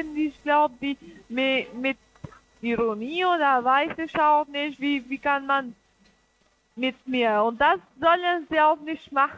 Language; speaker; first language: German; non-native, learner; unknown